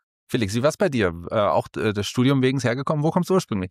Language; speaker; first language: German; native; German